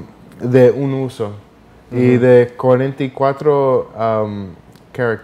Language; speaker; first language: Spanish; early bilingual, heritage; Spanish